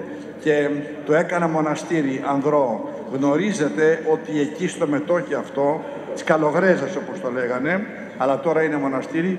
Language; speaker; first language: Greek; native; Greek